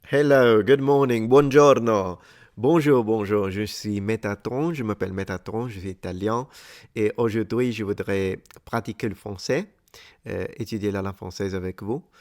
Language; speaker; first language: French; non-native, learner; Italian